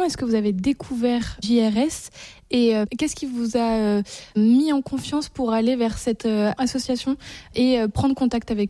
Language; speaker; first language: French; native; French